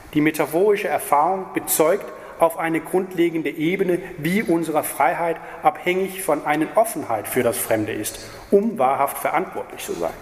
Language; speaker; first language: German; non-native, fluent; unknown